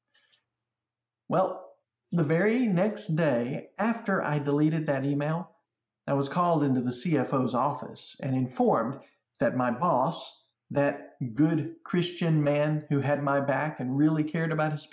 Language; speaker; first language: English; native; English